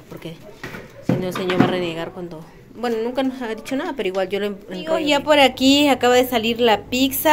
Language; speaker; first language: Spanish; native; Spanish